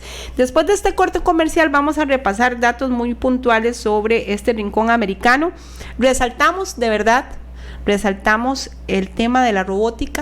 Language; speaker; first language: Spanish; native; Spanish